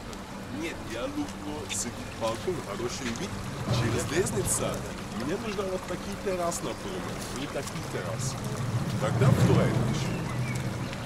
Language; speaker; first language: Russian; non-native, learner; Turkish